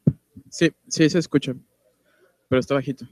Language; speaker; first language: Spanish; native; Spanish